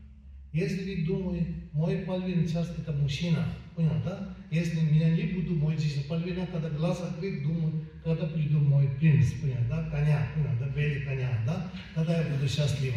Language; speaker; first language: Russian; non-native, learner; Tibetan